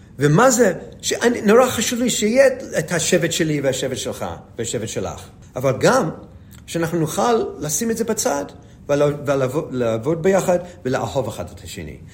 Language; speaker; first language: Hebrew; non-native, fluent; English